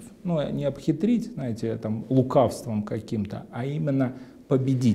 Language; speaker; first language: Russian; native; Russian